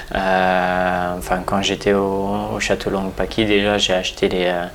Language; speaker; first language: French; non-native, fluent; Dutch